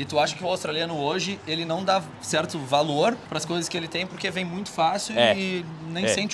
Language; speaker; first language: Portuguese; native; Portuguese